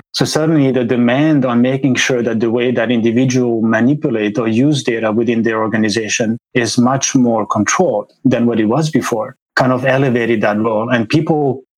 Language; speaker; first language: English; non-native, fluent; French